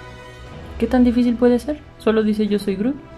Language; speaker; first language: Spanish; native; Spanish